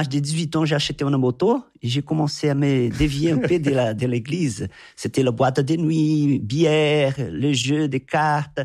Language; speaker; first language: French; non-native, fluent; Portuguese